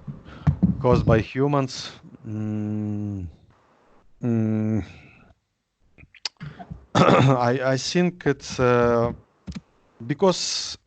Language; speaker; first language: English; non-native, learner; Russian